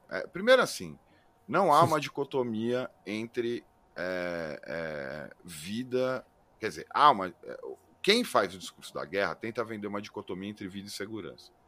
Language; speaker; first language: Portuguese; native; Portuguese